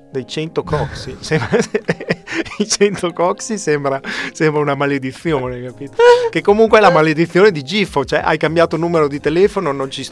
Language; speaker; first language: Italian; native; Italian